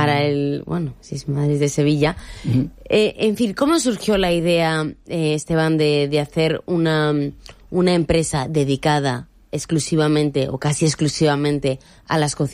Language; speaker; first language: Spanish; native; Spanish